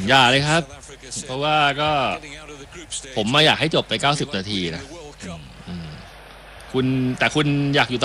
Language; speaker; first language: Thai; native; Thai